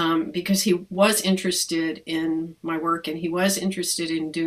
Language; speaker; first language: English; native; English